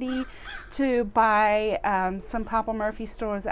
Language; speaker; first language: English; native; English